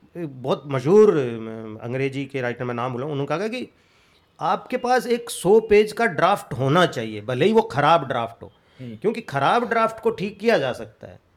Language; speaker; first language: Hindi; native; Hindi